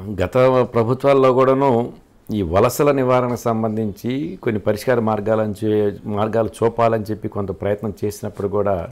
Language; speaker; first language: Telugu; native; Telugu